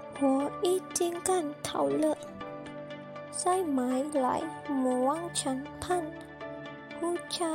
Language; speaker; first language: Chinese; non-native, learner; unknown